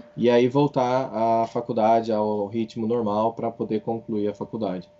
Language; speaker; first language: Portuguese; native; Portuguese